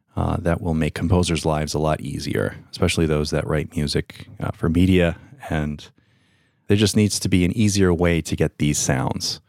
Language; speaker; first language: English; native; English